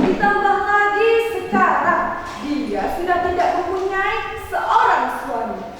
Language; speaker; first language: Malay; non-native, local second language; Javanese